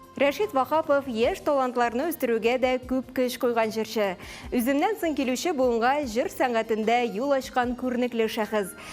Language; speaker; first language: Tatar; native; Tatar